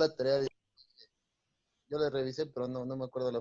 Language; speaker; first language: Spanish; native; Spanish